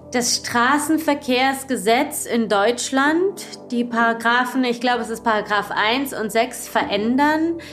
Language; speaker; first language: German; native; German